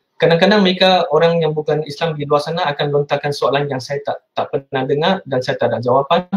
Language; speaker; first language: Malay; non-native, local second language; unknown